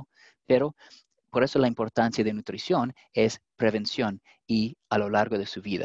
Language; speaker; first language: Spanish; non-native, fluent; English